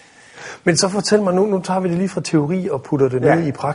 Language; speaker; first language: Danish; native; Danish